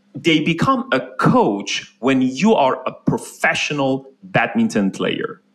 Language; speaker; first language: English; non-native, fluent; Persian